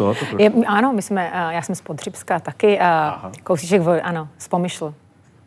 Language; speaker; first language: Czech; native; Czech